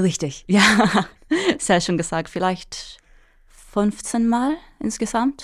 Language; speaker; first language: German; non-native, fluent; English